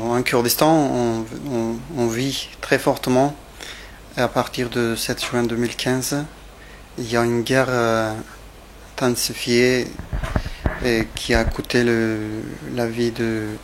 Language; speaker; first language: French; non-native, fluent; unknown